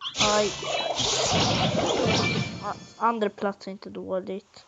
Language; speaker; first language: Swedish; early bilingual, other home language; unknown